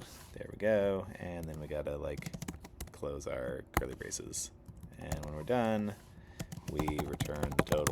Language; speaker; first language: English; native; English